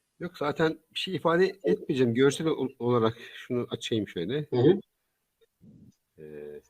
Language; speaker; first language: Turkish; native; Turkish